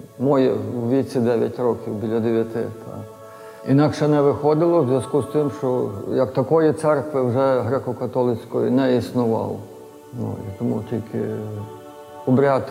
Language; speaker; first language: Ukrainian; native; Ukrainian